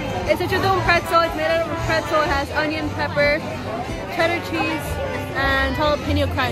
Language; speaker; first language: English; early bilingual, other home language; Spanish